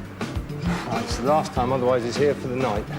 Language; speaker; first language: English; native; English